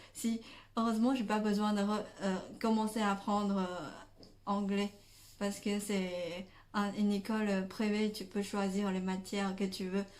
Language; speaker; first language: French; non-native, fluent; Chinese